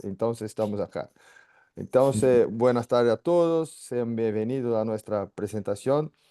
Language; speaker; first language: Spanish; non-native, fluent; Portuguese